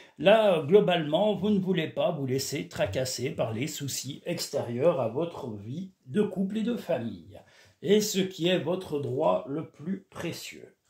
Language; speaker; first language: French; native; French